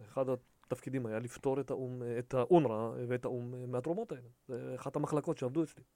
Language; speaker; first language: Hebrew; early bilingual, other home language; Russian